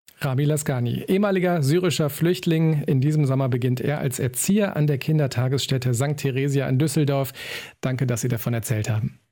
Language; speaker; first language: German; native; German